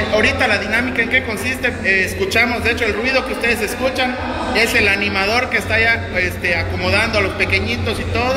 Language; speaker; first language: Spanish; native; Spanish